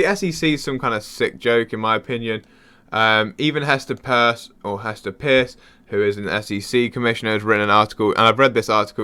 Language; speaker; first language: English; native; English